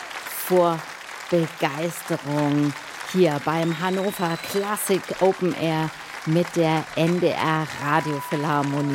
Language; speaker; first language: German; native; German